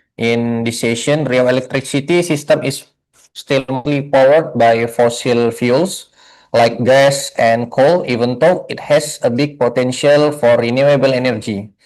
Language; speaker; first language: English; non-native, learner; Indonesian